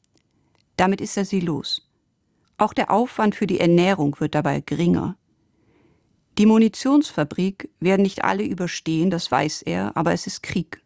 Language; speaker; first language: German; native; German